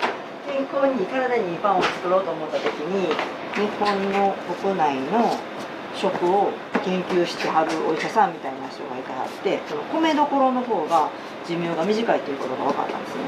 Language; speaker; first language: Japanese; native; Japanese